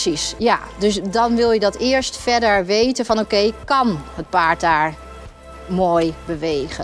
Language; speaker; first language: Dutch; native; Dutch